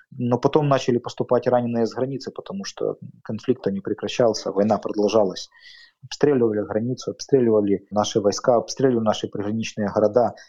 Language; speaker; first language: Russian; native; Russian